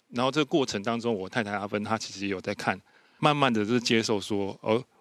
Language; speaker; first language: Chinese; native; Chinese